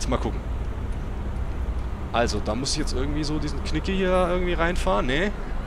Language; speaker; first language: German; native; German